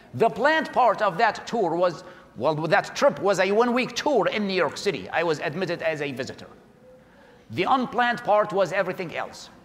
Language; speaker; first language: English; non-native, fluent; Arabic